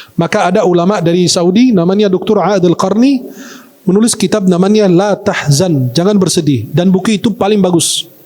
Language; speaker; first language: Malay; non-native, fluent; Arabic